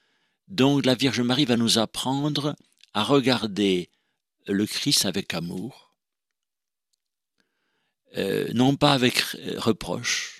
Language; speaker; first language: French; native; French